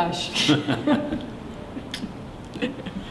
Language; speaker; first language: English; native; English